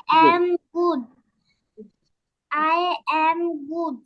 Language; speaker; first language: English; non-native, learner; Bangla